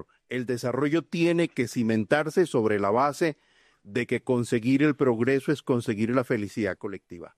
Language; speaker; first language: Spanish; native; Spanish